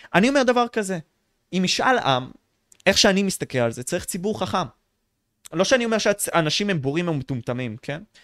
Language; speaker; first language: Hebrew; native; Hebrew